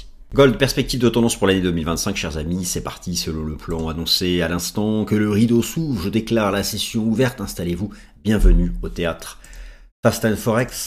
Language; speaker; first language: French; native; French